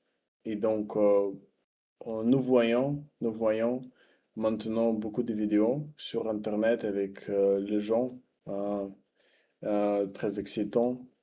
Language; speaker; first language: French; non-native, fluent; Russian